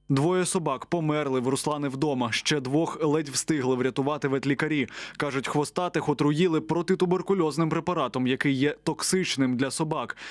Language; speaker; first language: Ukrainian; native; Ukrainian